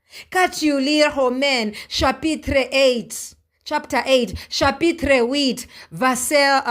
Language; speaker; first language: French; non-native, learner; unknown